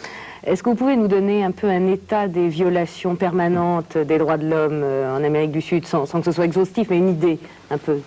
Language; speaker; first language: French; native; French